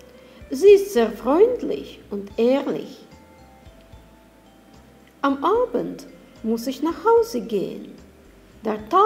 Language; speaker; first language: German; non-native, learner; Russian